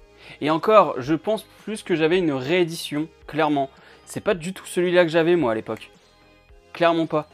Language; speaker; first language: French; native; French